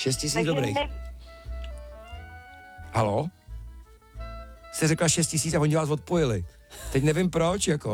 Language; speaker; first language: Czech; native; Czech